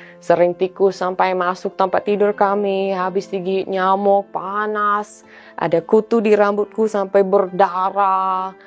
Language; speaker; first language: Indonesian; non-native, fluent; English